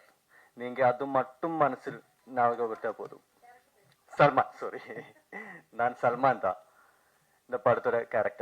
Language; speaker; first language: Tamil; non-native, learner; Malayalam